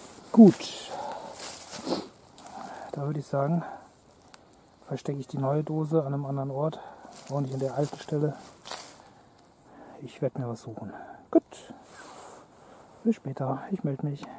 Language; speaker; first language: German; native; German